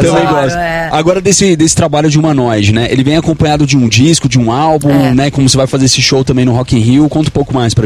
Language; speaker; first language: Portuguese; native; Portuguese